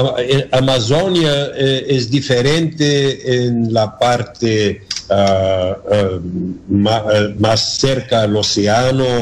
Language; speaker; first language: Spanish; non-native, learner; Bulgarian